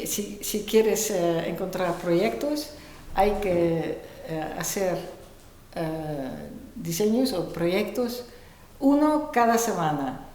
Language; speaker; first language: Spanish; non-native, fluent; Dutch